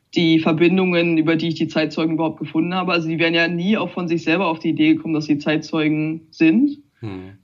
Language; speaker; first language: German; native; German